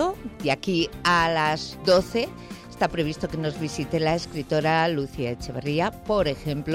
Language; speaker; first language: Spanish; native; Spanish